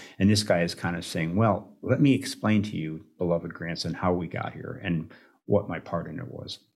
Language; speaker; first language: English; native; English